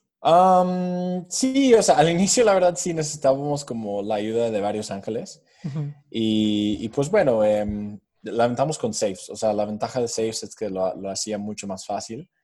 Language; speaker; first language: Spanish; non-native, fluent; English